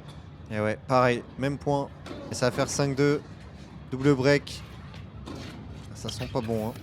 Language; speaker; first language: French; native; French